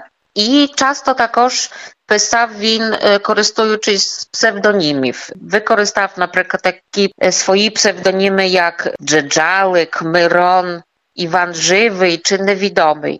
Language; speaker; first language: Ukrainian; early bilingual, heritage; Ukrainian